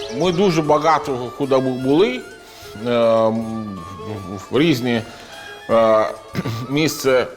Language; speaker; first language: Ukrainian; non-native, learner; Italian